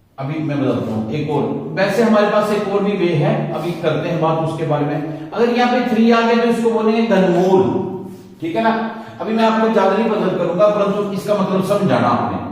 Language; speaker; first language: Hindi; non-native, local second language; Punjabi